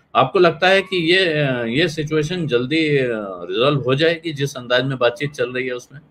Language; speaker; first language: Hindi; native; Hindi